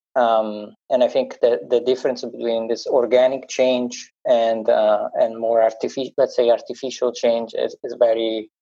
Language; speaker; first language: English; non-native, fluent; Italian